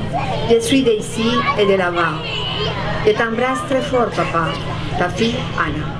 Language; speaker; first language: French; non-native, fluent; Spanish